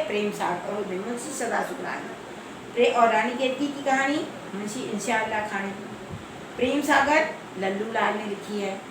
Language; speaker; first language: Hindi; native; Hindi